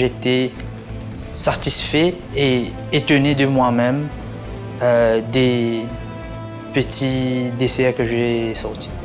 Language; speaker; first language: French; non-native, local second language; Morisyen